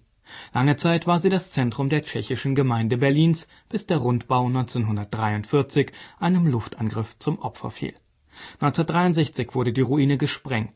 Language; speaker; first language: German; native; German